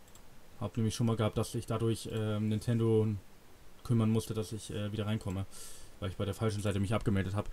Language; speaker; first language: German; native; German